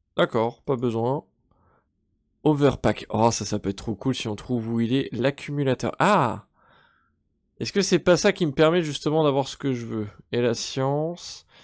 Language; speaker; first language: French; native; French